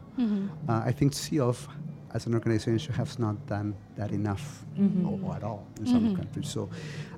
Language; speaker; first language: English; non-native, fluent; Spanish